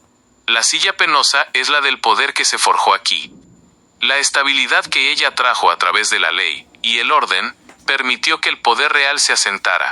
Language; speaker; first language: Spanish; native; Spanish